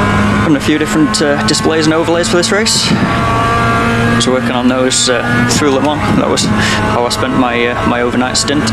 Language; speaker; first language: English; native; English